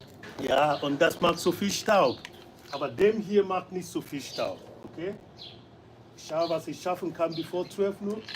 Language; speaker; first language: German; non-native, fluent; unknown